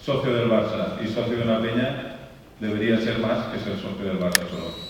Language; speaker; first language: Spanish; native; Spanish